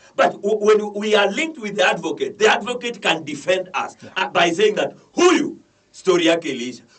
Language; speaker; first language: English; non-native, local second language; Swahili